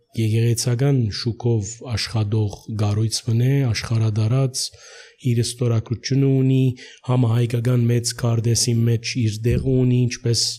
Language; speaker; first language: Armenian; early bilingual, heritage; Armenian